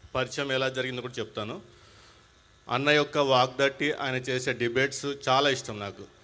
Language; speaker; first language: Telugu; non-native, local second language; Hindi